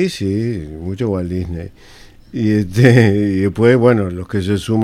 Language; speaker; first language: Spanish; native; Spanish